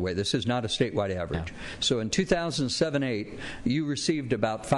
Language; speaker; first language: English; native; English